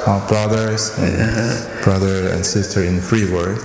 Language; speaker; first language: English; non-native, fluent; Korean